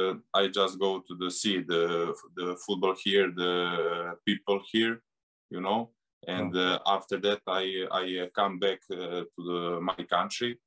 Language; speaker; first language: English; non-native, learner; Serbian